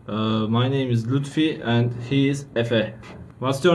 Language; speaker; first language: English; non-native, learner; Turkish